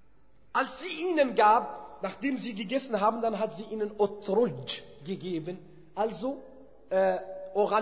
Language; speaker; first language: German; non-native, fluent; Arabic